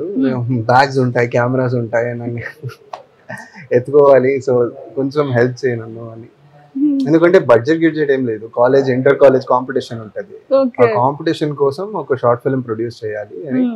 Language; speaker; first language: Telugu; non-native, fluent; Tamil